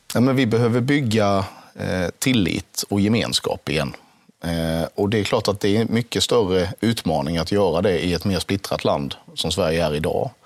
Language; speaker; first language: Swedish; native; Swedish